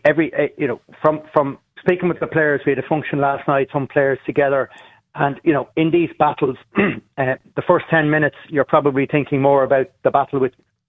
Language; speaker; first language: English; native; English